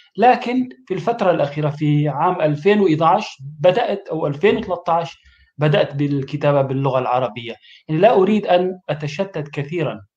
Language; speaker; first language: Arabic; non-native, local second language; Kurdish